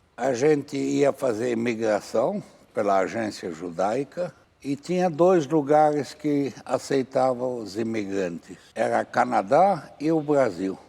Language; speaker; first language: Portuguese; non-native, fluent; Arabic